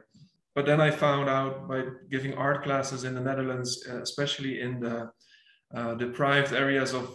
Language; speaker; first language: English; non-native, fluent; Dutch